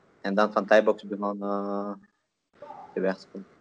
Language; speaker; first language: Dutch; non-native, learner; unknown